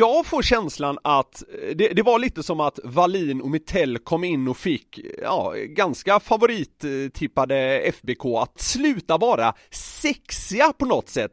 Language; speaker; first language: Swedish; native; Swedish